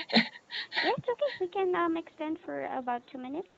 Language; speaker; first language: English; non-native, local second language; Filipino